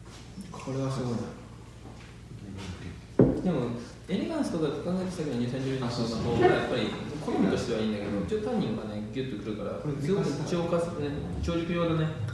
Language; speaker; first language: Japanese; native; Japanese